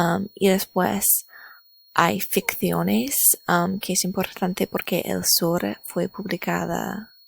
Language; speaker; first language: Spanish; non-native, learner; English